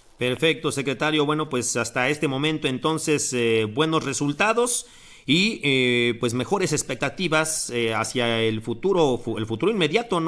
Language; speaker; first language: Spanish; native; Spanish